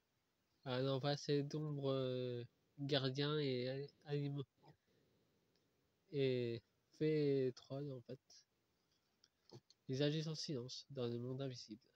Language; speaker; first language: French; native; French